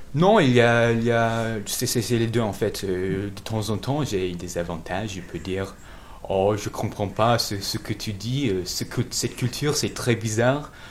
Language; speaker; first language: French; non-native, fluent; English